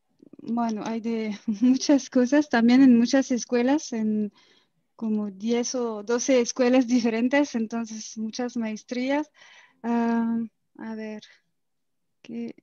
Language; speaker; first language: Spanish; non-native, fluent; French